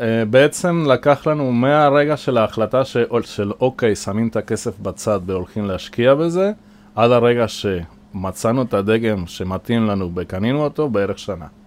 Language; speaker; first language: Hebrew; non-native, fluent; Spanish